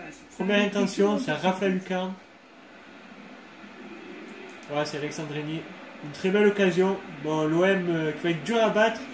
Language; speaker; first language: French; native; French